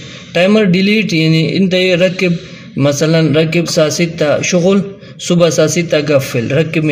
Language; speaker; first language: Arabic; non-native, learner; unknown